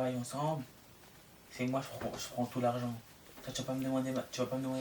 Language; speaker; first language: French; native; French